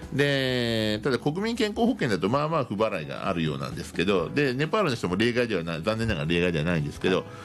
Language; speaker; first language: Japanese; native; Japanese